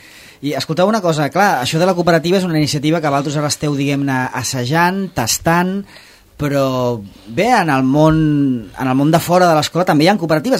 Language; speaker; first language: Catalan; native; Catalan